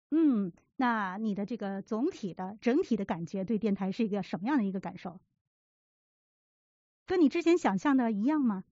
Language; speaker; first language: Chinese; native; Chinese